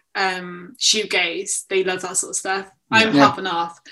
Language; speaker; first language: English; native; English